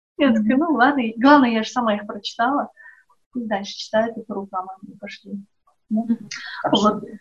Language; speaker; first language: Russian; native; Russian